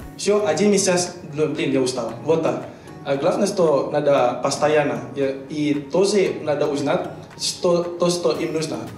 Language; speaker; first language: Russian; non-native, learner; Indonesian